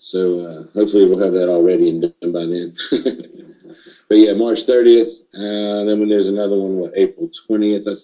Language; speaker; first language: English; native; English